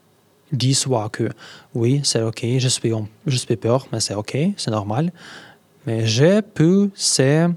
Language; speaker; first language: French; non-native, learner; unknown